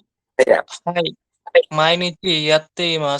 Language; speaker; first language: Japanese; non-native, learner; Bangla